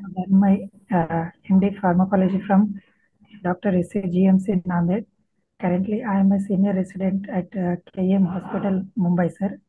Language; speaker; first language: English; non-native, local second language; Telugu